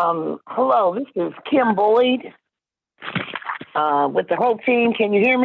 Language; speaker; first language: English; native; English